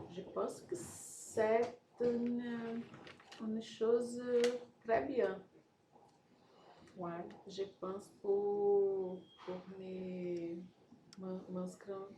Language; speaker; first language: French; non-native, learner; Portuguese